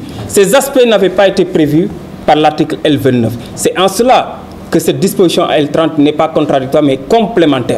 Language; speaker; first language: French; non-native, local second language; Wolof